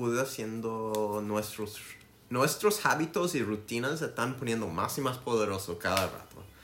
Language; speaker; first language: Spanish; non-native, learner; English